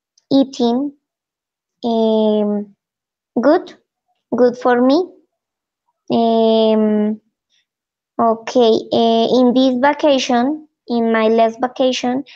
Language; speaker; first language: English; non-native, learner; Spanish